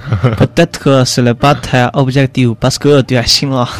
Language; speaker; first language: French; non-native, learner; Chinese